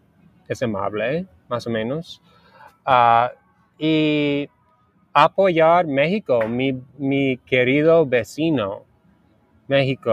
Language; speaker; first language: Spanish; non-native, learner; English